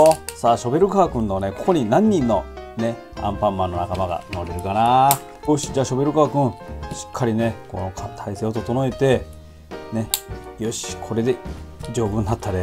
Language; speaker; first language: Japanese; native; Japanese